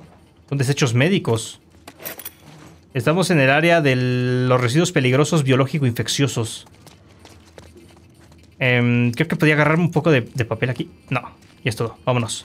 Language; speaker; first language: Spanish; native; Spanish